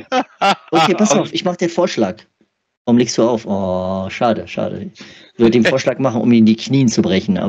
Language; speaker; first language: German; native; German